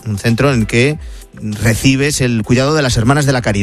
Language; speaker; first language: Spanish; native; Spanish